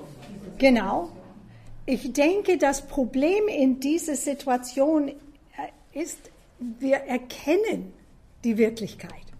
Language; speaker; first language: German; non-native, fluent; English